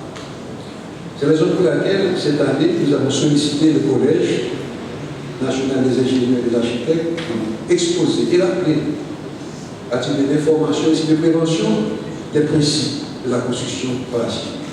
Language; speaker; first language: French; non-native, local second language; Haitian Creole